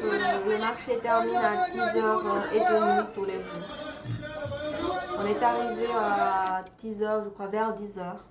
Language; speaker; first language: French; non-native, fluent; Chinese